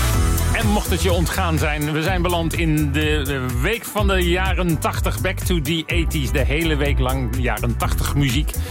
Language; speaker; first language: Dutch; native; Dutch